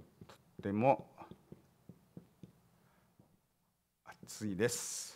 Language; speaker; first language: Japanese; non-native, fluent; Chinese